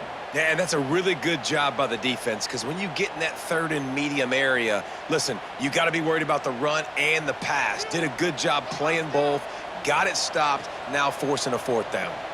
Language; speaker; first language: English; native; English